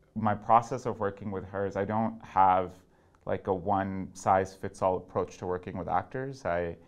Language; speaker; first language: English; non-native, local second language; Urdu